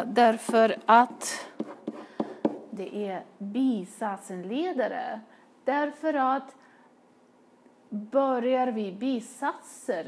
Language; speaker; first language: Swedish; non-native, fluent; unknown